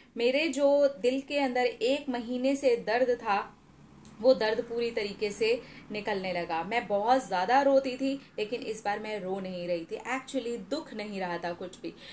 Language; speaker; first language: Hindi; native; Hindi